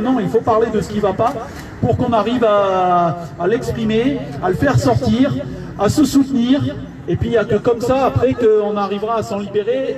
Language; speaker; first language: French; native; French